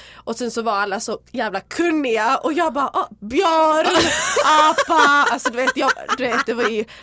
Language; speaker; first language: Swedish; early bilingual, other home language; Serbian